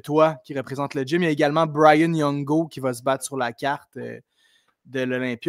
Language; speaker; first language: French; native; French